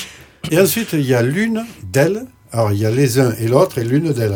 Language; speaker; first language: French; native; French